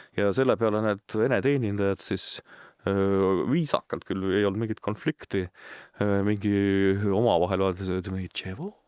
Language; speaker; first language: Estonian; native; Estonian